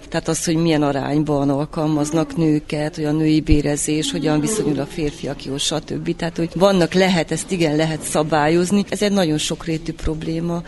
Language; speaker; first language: Hungarian; native; Hungarian